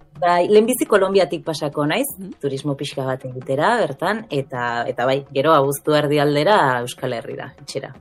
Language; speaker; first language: Basque; native; Basque